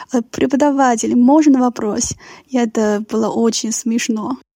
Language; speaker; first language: Russian; non-native, fluent; Chinese